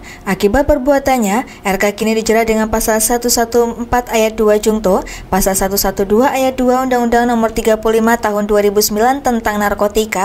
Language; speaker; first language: Indonesian; native; Indonesian